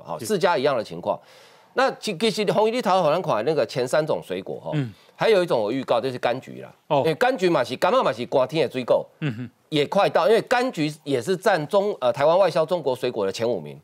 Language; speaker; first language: Chinese; native; Chinese